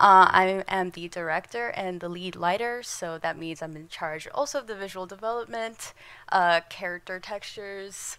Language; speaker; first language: English; non-native, fluent; Indonesian